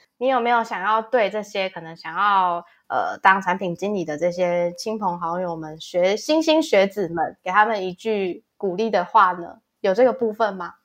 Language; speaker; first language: Chinese; native; Chinese